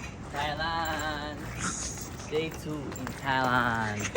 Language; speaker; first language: English; non-native, local second language; Filipino